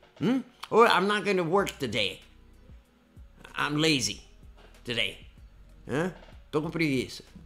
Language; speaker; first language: English; non-native, fluent; Portuguese